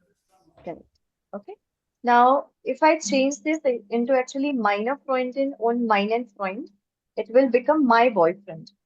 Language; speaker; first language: German; non-native, fluent; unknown